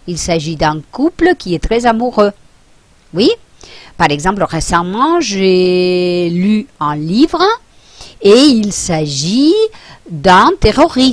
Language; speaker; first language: French; non-native, fluent; Spanish